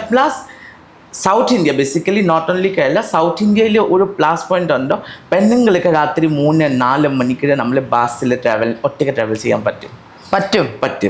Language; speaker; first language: Malayalam; non-native, fluent; Assamese